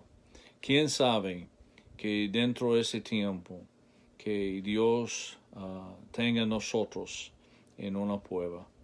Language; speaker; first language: Spanish; non-native, learner; English